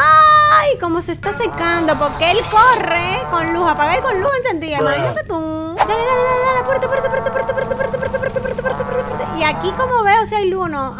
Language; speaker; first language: Spanish; native; Spanish